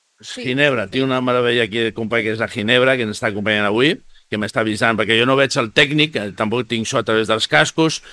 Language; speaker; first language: Catalan; non-native, fluent; Spanish